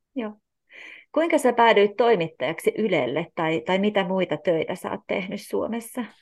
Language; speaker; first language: Finnish; native; Finnish